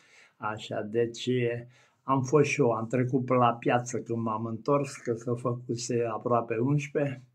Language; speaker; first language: Romanian; native; Romanian